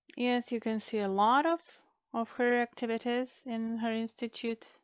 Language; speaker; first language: English; non-native, fluent; Macedonian